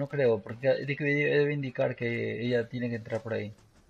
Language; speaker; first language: Spanish; non-native, fluent; Portuguese